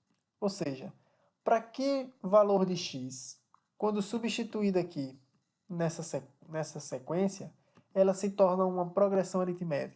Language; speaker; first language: Portuguese; native; Portuguese